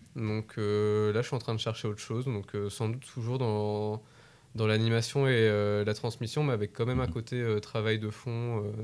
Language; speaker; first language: French; native; French